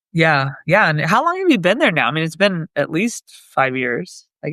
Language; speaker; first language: English; native; English